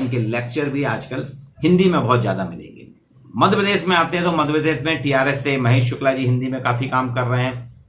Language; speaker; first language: Hindi; native; Hindi